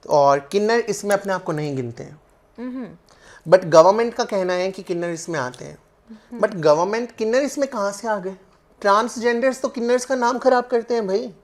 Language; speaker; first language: Hindi; non-native, local second language; Punjabi